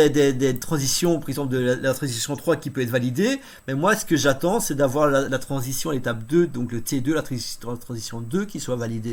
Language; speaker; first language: French; native; French